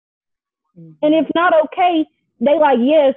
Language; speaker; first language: English; native; English